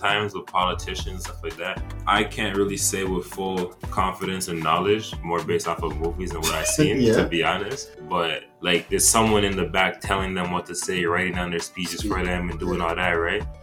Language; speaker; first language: English; native; English